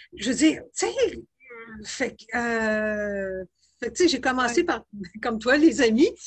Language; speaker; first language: French; native; French